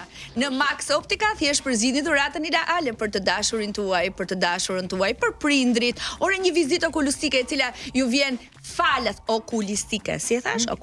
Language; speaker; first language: Albanian; native; Albanian